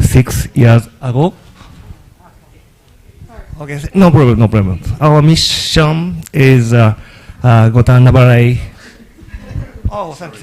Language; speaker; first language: English; non-native, learner; Japanese